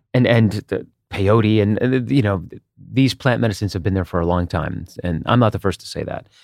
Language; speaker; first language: English; early bilingual, other home language; Hebrew